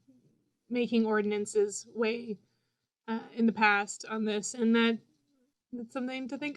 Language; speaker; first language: English; native; English